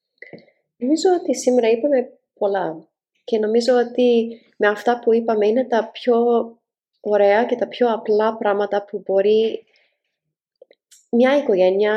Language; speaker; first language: Greek; early bilingual, heritage; Greek